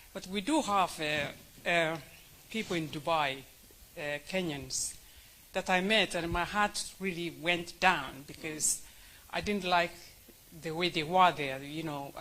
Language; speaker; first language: English; non-native, local second language; Gusii